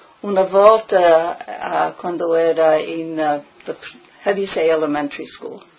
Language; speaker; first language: English; early bilingual, other home language; Friulian